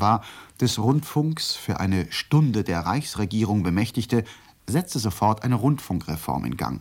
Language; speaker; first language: German; native; German